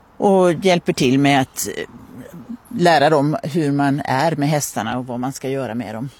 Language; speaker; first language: Swedish; native; Swedish